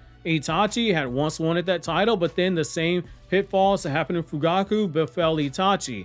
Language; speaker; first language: English; native; English